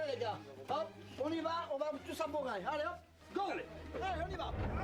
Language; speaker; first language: French; native; French